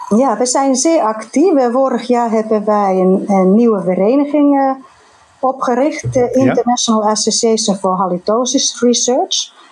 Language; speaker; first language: Dutch; non-native, fluent; Finnish